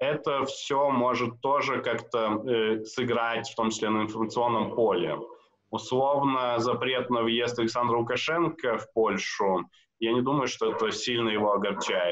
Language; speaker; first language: Russian; native; Russian